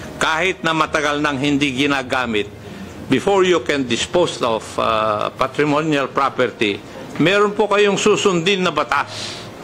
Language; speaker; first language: Filipino; native; Filipino